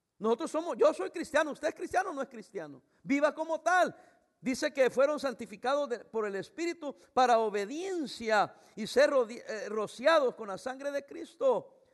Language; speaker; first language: Spanish; native; Spanish